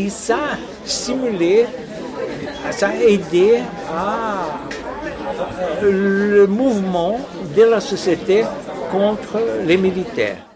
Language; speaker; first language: French; non-native, fluent; Portuguese